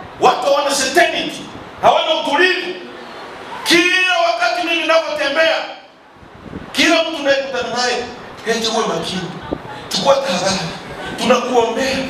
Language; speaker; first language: Swahili; native; Swahili